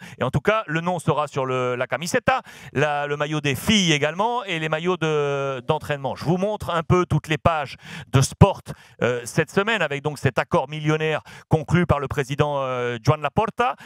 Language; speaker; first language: French; native; French